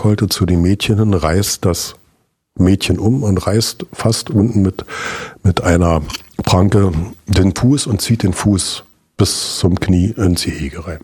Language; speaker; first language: German; native; German